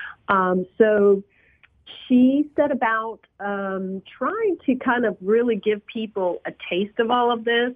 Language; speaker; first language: English; early bilingual, other home language; Spanish